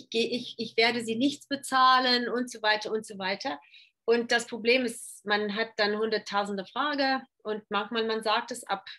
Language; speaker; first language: German; non-native, fluent; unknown